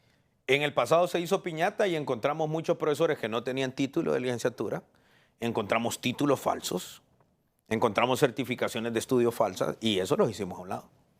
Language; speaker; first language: Spanish; native; Spanish